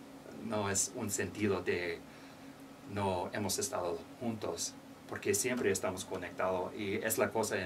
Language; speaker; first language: Spanish; non-native, learner; English